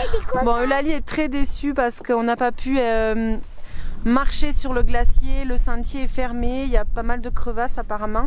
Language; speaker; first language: French; native; French